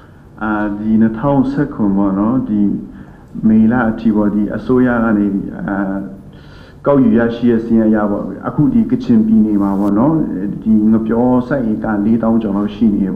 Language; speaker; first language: Burmese; non-native, local second language; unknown